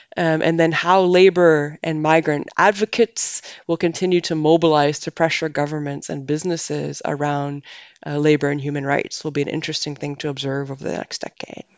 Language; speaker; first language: English; native; English